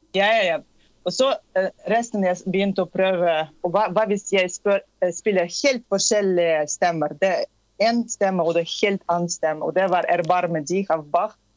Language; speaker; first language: Norwegian; non-native, fluent; Tatar